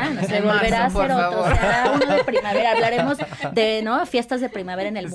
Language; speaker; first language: Spanish; native; Spanish